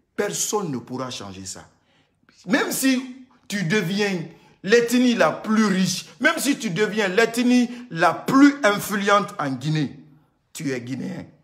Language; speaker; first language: French; non-native, local second language; Susu